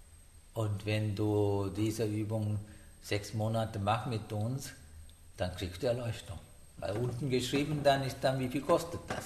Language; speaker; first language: German; non-native, learner; Sinhala